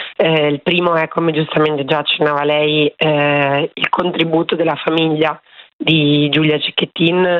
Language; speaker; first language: Italian; native; Italian